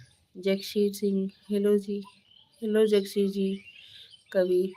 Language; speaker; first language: Hindi; native; Hindi